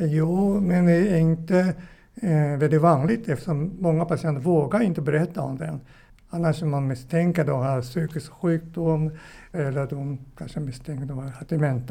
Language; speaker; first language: Swedish; non-native, fluent; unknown